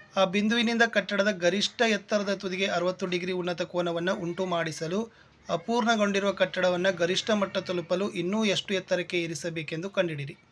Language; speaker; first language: Kannada; native; Kannada